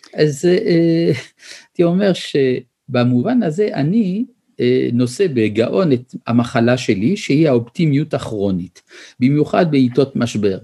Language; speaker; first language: Hebrew; early bilingual, other home language; French